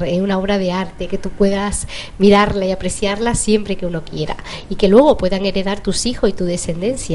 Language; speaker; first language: Spanish; native; Spanish